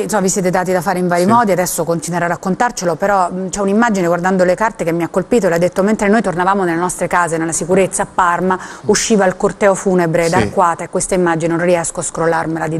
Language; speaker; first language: Italian; native; Italian